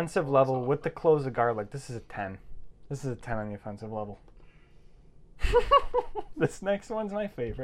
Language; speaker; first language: English; native; English